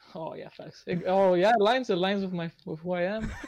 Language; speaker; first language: English; native; English